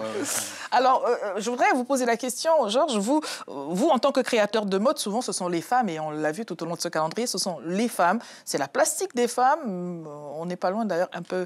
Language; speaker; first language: French; native; French